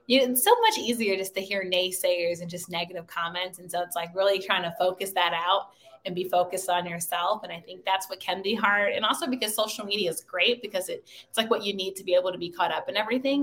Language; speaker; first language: English; native; English